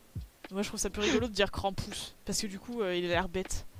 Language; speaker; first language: French; native; French